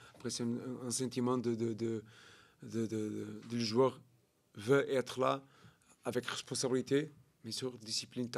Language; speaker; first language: French; non-native, learner; Portuguese